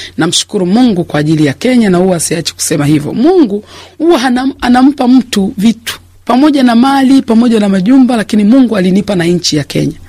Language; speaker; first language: Swahili; native; Swahili